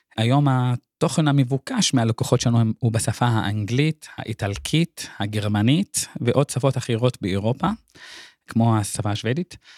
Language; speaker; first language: Hebrew; non-native, local second language; Arabic